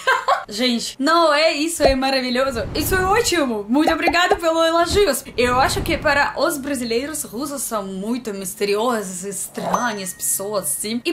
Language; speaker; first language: Portuguese; non-native, learner; Russian